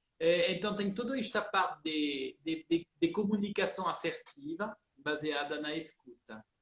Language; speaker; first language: Portuguese; early bilingual, heritage; Portuguese